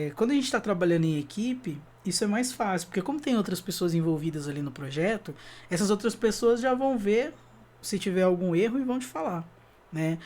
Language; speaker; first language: Portuguese; native; Portuguese